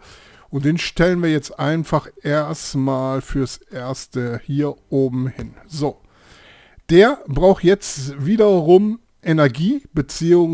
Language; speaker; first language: German; native; German